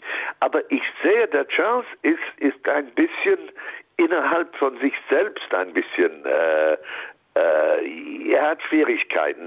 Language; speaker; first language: German; non-native, fluent; English